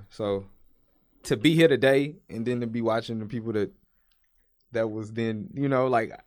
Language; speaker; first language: English; native; English